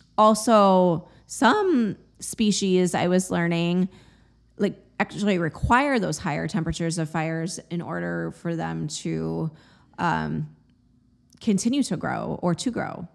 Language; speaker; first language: English; native; English